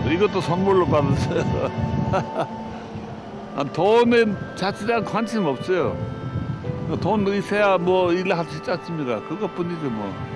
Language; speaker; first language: Korean; non-native, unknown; English